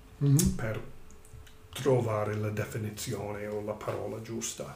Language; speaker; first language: Italian; non-native, learner; English